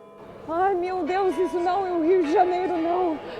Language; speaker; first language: Portuguese; non-native, fluent; Russian